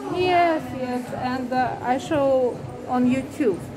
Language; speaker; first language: English; non-native, learner; Russian